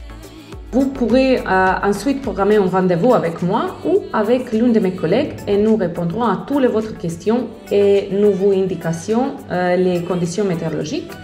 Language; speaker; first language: French; non-native, learner; Croatian